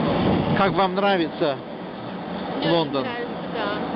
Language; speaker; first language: Russian; non-native, fluent; English